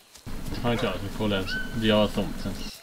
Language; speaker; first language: Swedish; native; Swedish